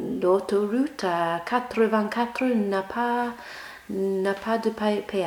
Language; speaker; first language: French; non-native, learner; English